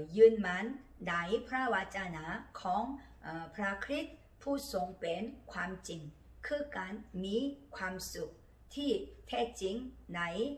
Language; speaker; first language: Thai; non-native, learner; Korean